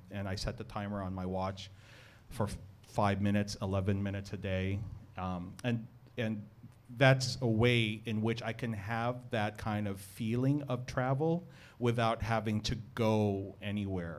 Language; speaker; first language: English; non-native, local second language; Filipino